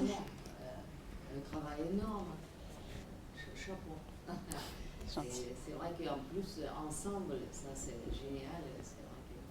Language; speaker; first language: French; non-native, fluent; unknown